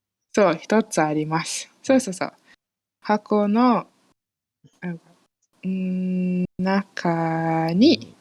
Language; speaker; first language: Japanese; non-native, learner; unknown